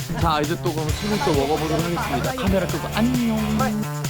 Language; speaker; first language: Korean; native; Korean